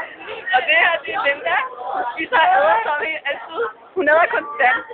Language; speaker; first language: Danish; early bilingual, other home language; Turkish